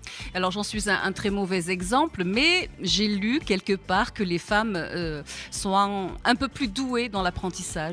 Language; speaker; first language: French; native; French